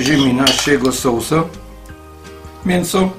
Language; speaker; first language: Polish; non-native, fluent; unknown